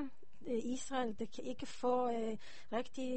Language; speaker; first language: Danish; non-native, learner; Hebrew